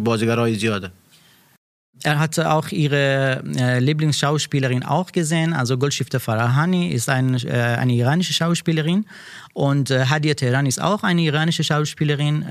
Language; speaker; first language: German; non-native, learner; Persian